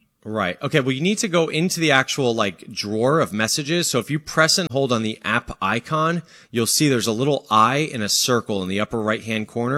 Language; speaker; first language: English; native; English